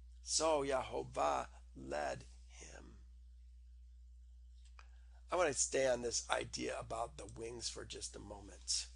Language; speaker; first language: English; native; English